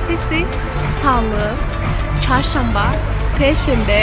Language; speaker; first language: Turkish; non-native, fluent; Kazakh